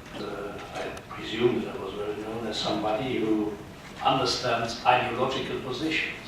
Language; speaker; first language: English; non-native, fluent; German